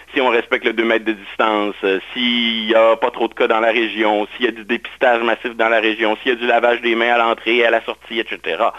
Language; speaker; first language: French; native; French